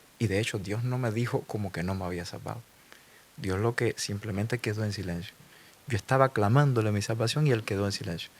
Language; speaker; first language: Spanish; native; Spanish